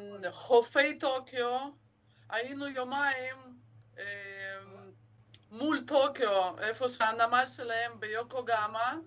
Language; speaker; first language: Hebrew; non-native, fluent; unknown